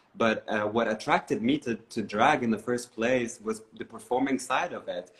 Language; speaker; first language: English; non-native, fluent; Arabic